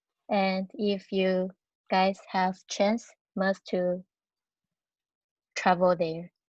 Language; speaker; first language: English; non-native, learner; Chinese